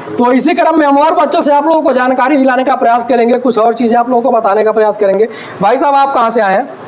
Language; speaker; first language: Hindi; native; Hindi